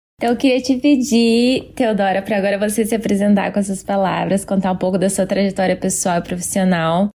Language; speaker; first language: Portuguese; native; Portuguese